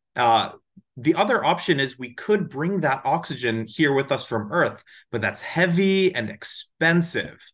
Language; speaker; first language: English; native; English